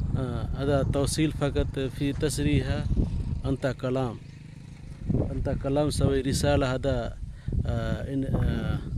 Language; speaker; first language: Arabic; non-native, learner; Hindi